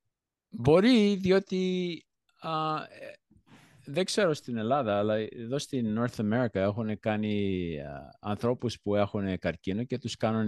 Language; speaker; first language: Greek; early bilingual, heritage; Greek